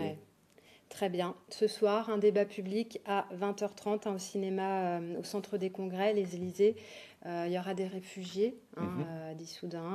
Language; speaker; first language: French; native; French